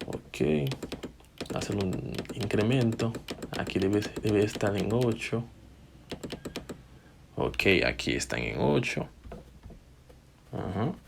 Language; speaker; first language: Spanish; non-native, fluent; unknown